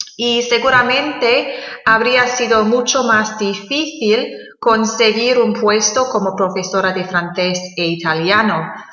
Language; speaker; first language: Spanish; non-native, fluent; English